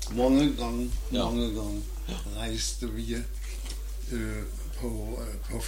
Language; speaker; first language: Danish; non-native, learner; German